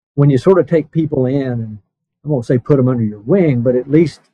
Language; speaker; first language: English; native; English